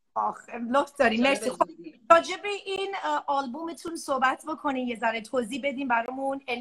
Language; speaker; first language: Persian; early bilingual, heritage; Persian